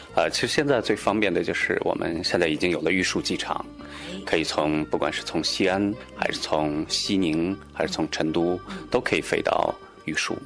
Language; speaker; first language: Chinese; non-native, local second language; Tibetan